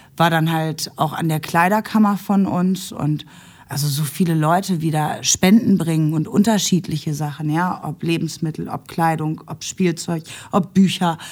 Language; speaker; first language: German; native; German